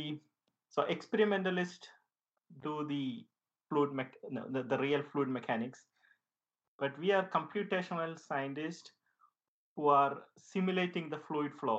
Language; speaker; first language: English; non-native, local second language; Malayalam